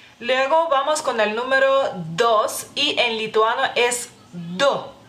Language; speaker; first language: Spanish; non-native, fluent; Lithuanian